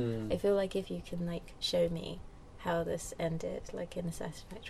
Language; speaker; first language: English; native; English